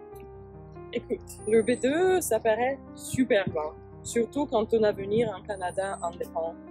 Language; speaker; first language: French; non-native, fluent; English